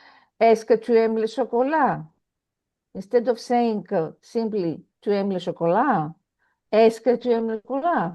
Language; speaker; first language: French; non-native, fluent; Greek